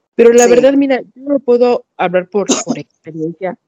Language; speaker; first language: Spanish; native; Spanish